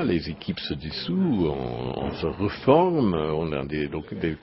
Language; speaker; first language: French; non-native, learner; English